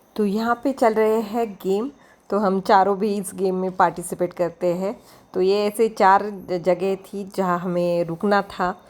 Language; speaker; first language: Hindi; non-native, local second language; Marathi